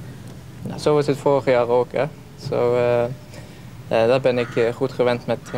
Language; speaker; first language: Dutch; non-native, learner; Norwegian